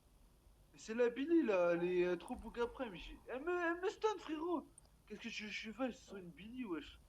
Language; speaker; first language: French; native; French